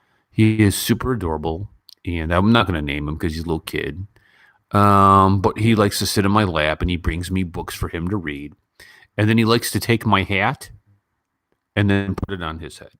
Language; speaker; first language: English; native; English